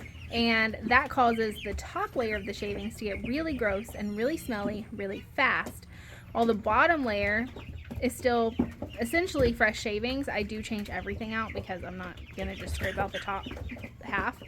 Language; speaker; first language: English; native; English